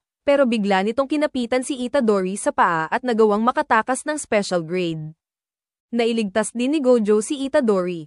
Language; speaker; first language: Filipino; native; Filipino